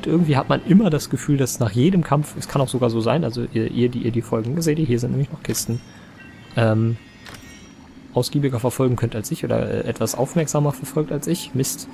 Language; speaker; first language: German; native; German